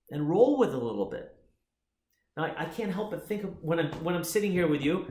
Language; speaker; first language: English; native; English